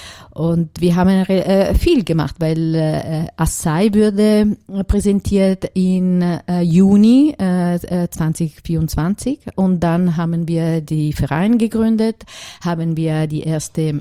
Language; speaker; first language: German; non-native, fluent; Italian